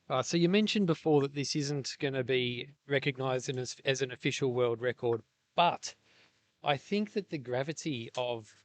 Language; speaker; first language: English; native; English